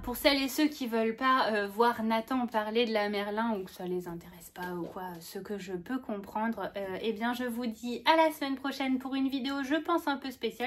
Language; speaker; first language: French; native; French